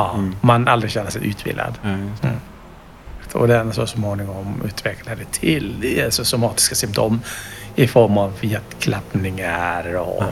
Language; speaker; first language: Swedish; non-native, fluent; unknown